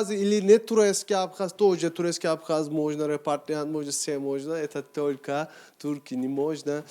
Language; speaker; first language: Russian; non-native, learner; Turkish